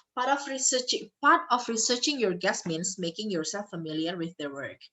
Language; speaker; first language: English; non-native, fluent; Indonesian